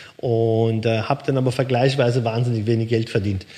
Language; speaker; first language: German; early bilingual, other home language; Persian